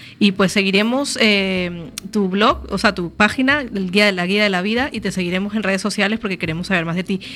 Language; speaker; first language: Spanish; native; Spanish